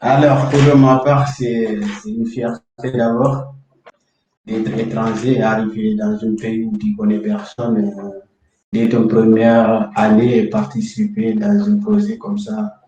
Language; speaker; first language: French; non-native, fluent; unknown